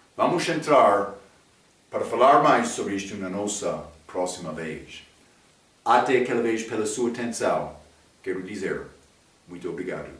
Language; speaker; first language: Portuguese; non-native, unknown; English